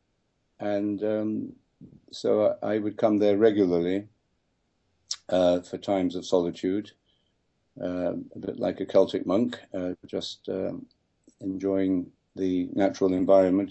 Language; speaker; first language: English; native; English